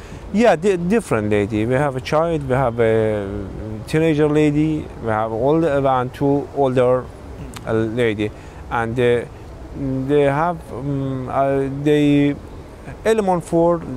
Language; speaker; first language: English; non-native, learner; Persian